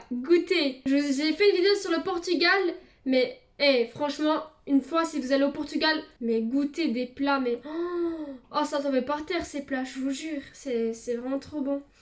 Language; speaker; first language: French; early bilingual, other home language; Portuguese